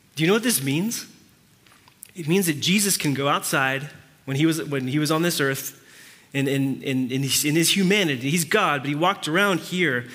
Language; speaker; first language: English; early bilingual, other home language; Spanish